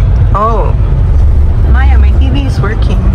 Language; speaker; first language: English; non-native, local second language; Filipino